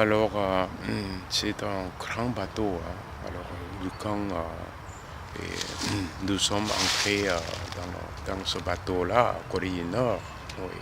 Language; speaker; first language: French; non-native, learner; Korean